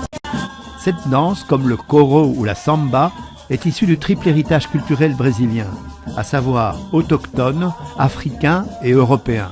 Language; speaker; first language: French; native; French